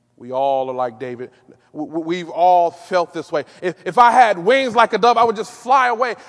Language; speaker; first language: English; native; English